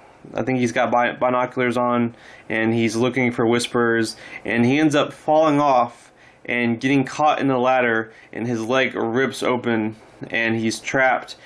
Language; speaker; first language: English; native; English